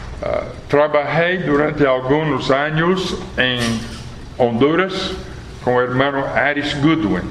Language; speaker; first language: Portuguese; non-native, fluent; English